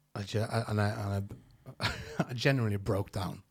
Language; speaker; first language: English; non-native, fluent; Norwegian